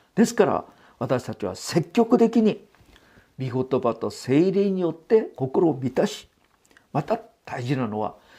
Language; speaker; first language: Japanese; non-native, fluent; Korean